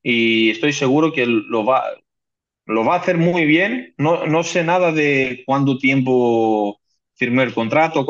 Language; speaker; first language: Spanish; non-native, fluent; Greek